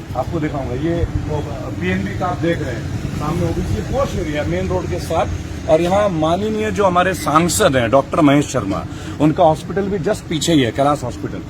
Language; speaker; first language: Hindi; non-native, local second language; Bangla